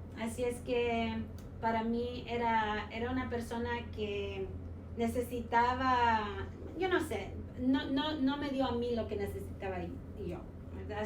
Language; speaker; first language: Spanish; early bilingual, heritage; Spanish